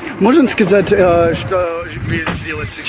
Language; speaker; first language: Russian; non-native, learner; English